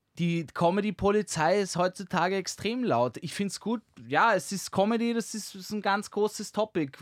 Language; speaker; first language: German; native; German